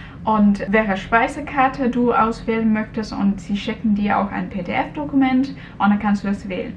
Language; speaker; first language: German; non-native, fluent; Cantonese